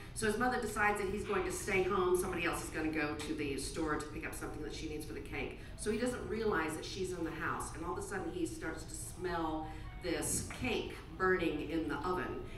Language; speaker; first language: English; native; English